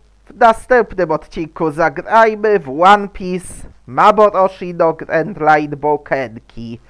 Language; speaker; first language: Polish; native; Polish